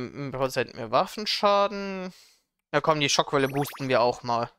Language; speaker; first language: German; native; German